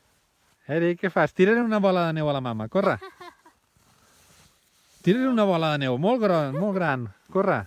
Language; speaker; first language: Catalan; native; Catalan